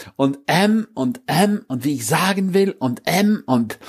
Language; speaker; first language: German; native; German